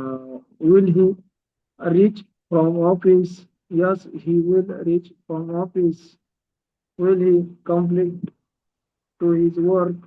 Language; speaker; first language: English; non-native, learner; Marathi